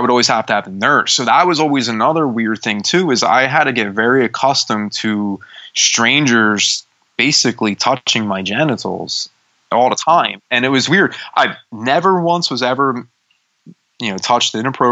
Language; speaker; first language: English; native; English